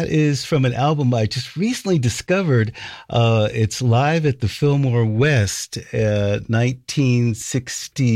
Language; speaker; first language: English; native; English